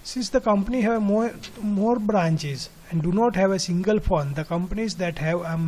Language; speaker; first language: English; non-native, local second language; Gujarati